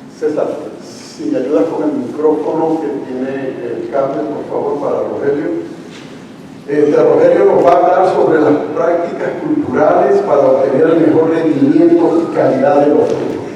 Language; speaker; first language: Spanish; native; Spanish